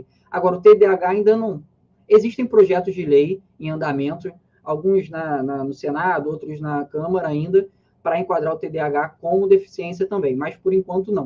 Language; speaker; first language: Portuguese; native; Portuguese